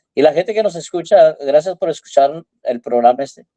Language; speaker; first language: Spanish; early bilingual, heritage; Spanish